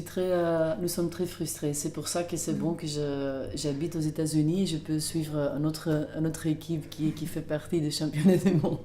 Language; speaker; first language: French; non-native, local second language; Dutch